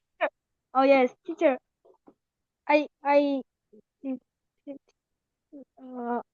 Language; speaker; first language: English; non-native, learner; Korean